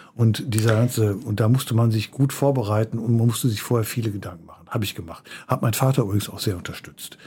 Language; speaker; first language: German; native; German